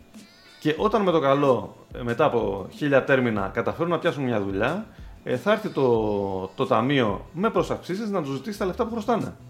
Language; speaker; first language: Greek; native; Greek